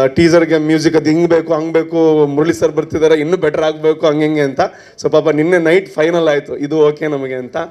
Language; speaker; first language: Kannada; non-native, local second language; Tulu